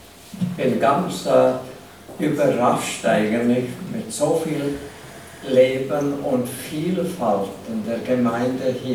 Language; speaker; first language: German; non-native, fluent; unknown